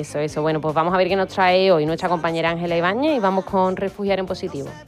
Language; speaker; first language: Spanish; native; Spanish